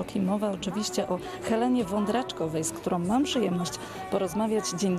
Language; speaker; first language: Polish; native; Polish